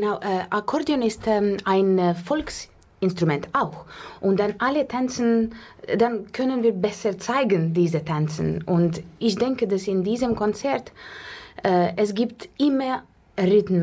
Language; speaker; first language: German; non-native, learner; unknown